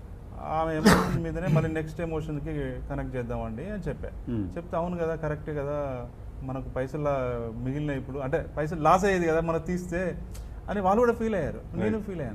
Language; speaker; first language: Telugu; native; Telugu